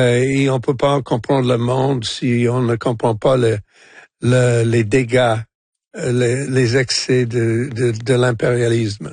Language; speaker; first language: French; non-native, local second language; English